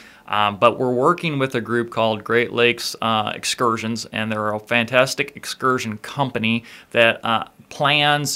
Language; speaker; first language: English; native; English